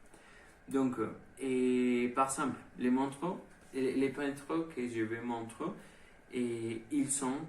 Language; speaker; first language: French; non-native, learner; Spanish